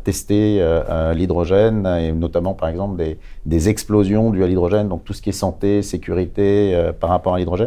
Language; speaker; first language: French; native; French